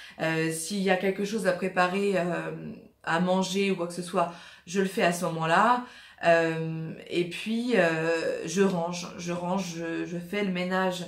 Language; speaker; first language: French; native; French